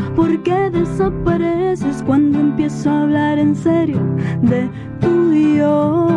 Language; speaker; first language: Spanish; early bilingual, heritage; Spanish